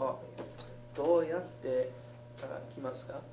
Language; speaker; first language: Japanese; non-native, learner; English